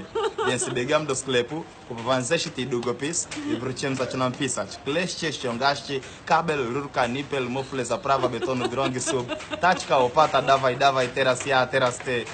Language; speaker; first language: Polish; non-native, learner; Swahili